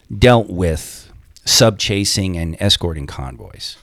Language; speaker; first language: English; native; English